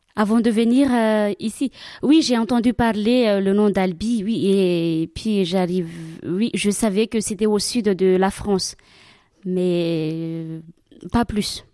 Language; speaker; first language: French; non-native, local second language; Malagasy